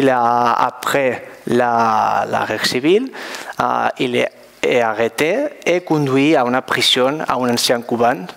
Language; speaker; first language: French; non-native, learner; Spanish